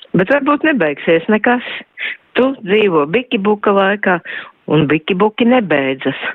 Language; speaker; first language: Latvian; native; Latvian